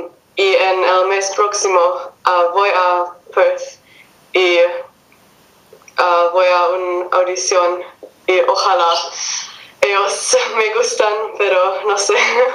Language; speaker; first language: Spanish; non-native, learner; English